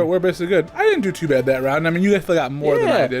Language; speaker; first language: English; native; English